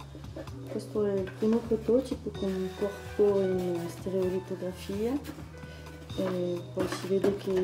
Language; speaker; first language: Italian; non-native, fluent; French